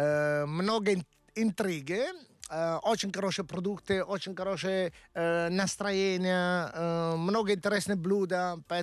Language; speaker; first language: Russian; non-native, learner; Italian